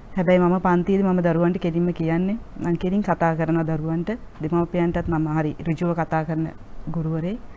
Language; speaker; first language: Sinhala; native; Sinhala